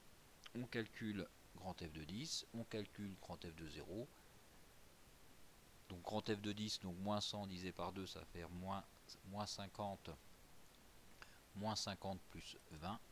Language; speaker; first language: French; native; French